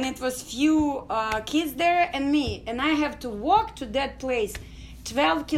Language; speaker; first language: English; non-native, learner; Ukrainian